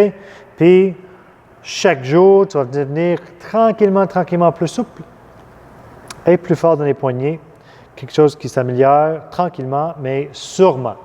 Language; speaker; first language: French; non-native, fluent; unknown